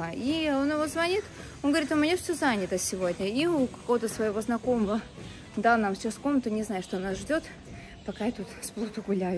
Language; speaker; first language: Russian; native; Russian